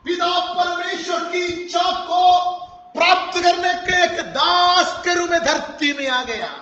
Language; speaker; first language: Hindi; non-native, local second language; Malayalam